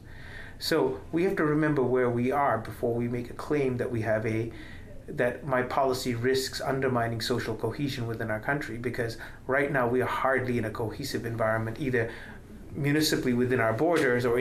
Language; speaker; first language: English; non-native, local second language; Tamil